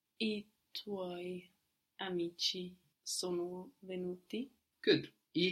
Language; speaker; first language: Italian; non-native, learner; English